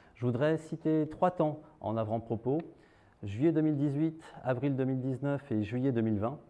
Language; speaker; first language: French; native; French